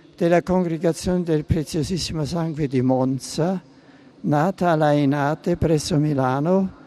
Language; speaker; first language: Italian; non-native, fluent; German